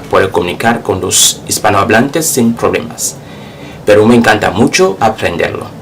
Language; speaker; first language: Spanish; non-native, local second language; French